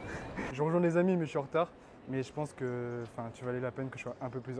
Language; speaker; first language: French; native; French